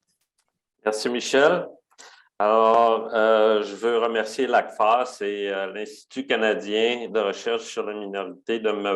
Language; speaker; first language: French; native; French